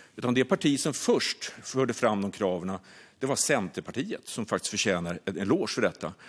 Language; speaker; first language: Swedish; native; Swedish